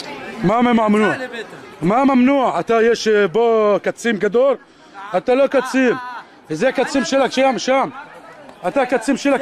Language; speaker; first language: Hebrew; non-native, learner; Arabic